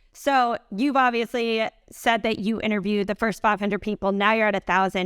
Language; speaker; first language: English; native; English